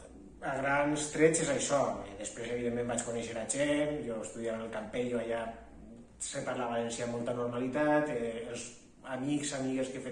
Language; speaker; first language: Catalan; non-native, local second language; Spanish